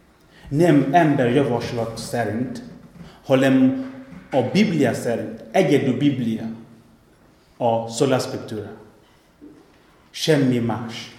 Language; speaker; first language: Hungarian; non-native, fluent; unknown